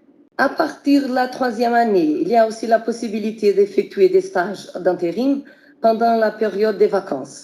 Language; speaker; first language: French; non-native, fluent; Portuguese